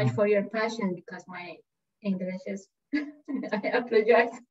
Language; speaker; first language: English; non-native, learner; Persian